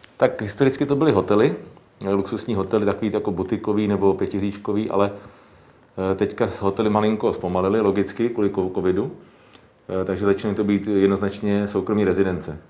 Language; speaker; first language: Czech; native; Czech